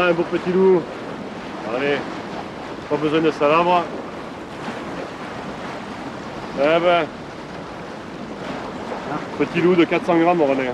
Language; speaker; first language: French; native; French